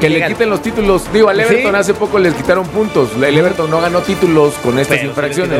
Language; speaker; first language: Spanish; native; Spanish